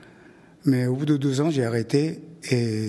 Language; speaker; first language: French; non-native, fluent; Japanese